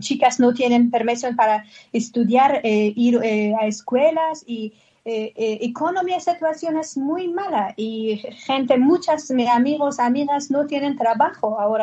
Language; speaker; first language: Spanish; non-native, learner; Persian